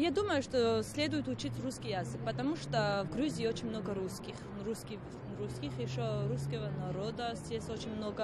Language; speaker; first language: Russian; non-native, local second language; Georgian